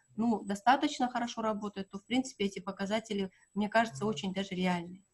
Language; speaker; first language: Russian; non-native, local second language; Kazakh